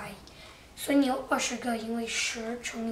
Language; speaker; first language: Chinese; early bilingual, heritage; Chinese